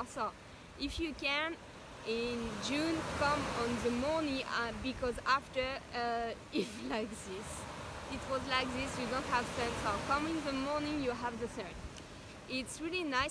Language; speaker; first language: English; non-native, learner; French